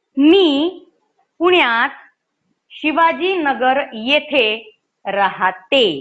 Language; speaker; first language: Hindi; non-native, local second language; Marathi